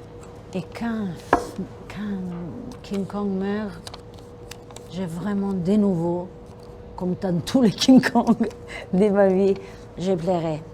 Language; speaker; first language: French; non-native, fluent; Italian